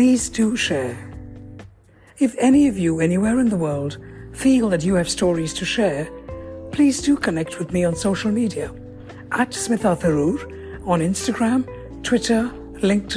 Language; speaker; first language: English; non-native, local second language; Malayalam